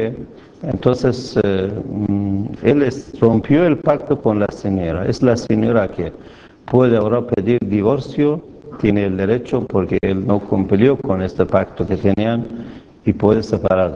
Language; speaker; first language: Spanish; non-native, fluent; Persian